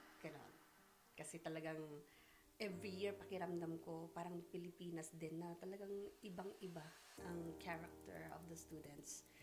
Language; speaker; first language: Filipino; non-native, local second language; Iloko